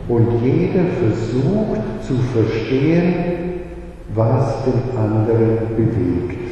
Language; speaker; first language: German; non-native, fluent; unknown